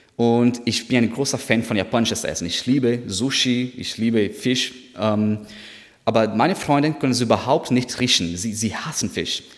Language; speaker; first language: German; non-native, fluent; Portuguese